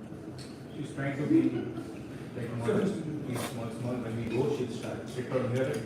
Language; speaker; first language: English; non-native, local second language; Hindi